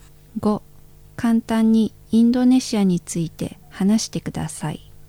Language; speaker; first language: Japanese; non-native, fluent; Indonesian